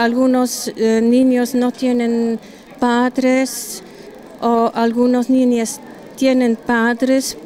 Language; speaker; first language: Spanish; non-native, learner; German